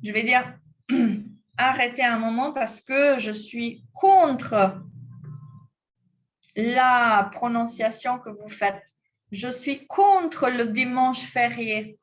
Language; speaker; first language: French; non-native, fluent; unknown